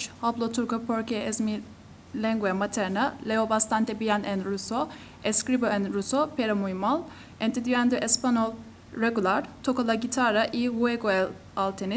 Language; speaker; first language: Spanish; non-native, learner; Turkish